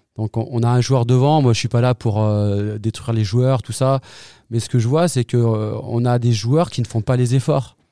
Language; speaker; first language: French; native; French